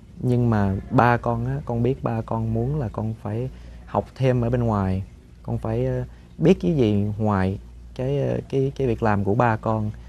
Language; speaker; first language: Vietnamese; early bilingual, heritage; Vietnamese